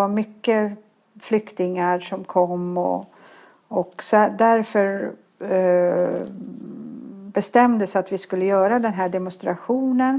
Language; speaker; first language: Swedish; early bilingual, other home language; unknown